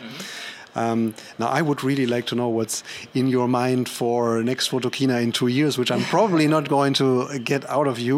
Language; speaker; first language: English; non-native, fluent; German